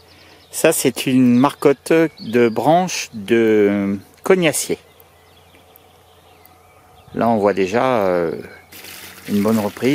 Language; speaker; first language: French; native; French